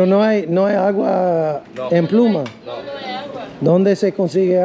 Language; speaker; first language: Spanish; non-native, learner; English